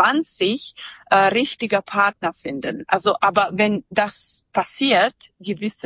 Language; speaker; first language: German; non-native, fluent; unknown